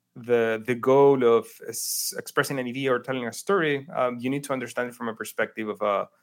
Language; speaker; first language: English; non-native, fluent; Spanish